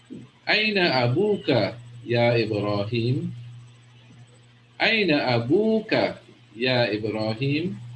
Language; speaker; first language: Arabic; non-native, fluent; English